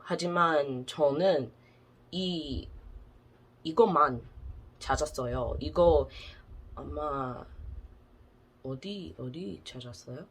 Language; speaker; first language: Korean; non-native, learner; English